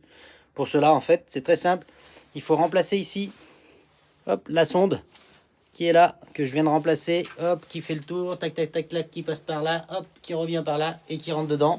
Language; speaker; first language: French; native; French